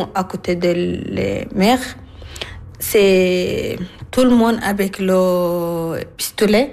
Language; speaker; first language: French; non-native, learner; Arabic